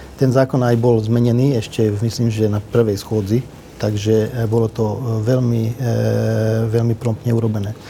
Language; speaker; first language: Slovak; non-native, local second language; Hungarian